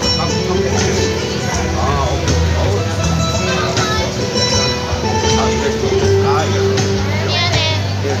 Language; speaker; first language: Korean; native; Korean